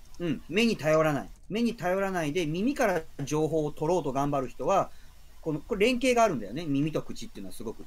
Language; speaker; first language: Japanese; native; Japanese